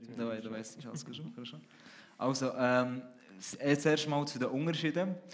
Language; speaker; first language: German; native; German